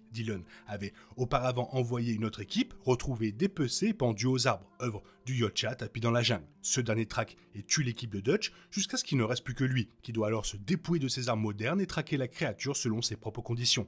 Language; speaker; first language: French; native; French